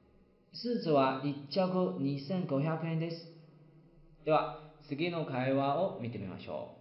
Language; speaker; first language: Japanese; non-native, fluent; Chinese